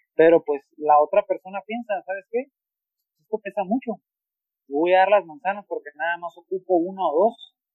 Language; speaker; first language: Spanish; native; Spanish